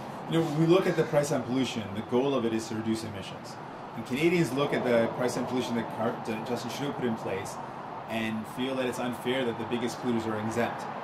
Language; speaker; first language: English; native; English